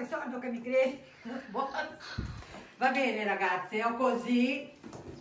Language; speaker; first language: Italian; native; Italian